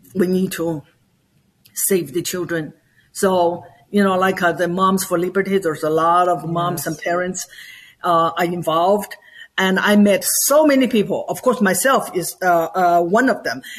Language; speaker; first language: English; non-native, fluent; Chinese